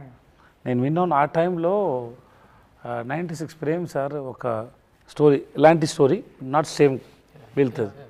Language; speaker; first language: Telugu; non-native, learner; Tamil